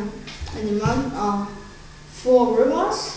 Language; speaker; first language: English; non-native, learner; German